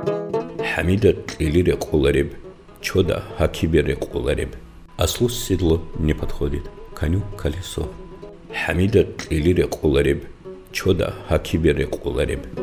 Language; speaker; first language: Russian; non-native, local second language; Avaric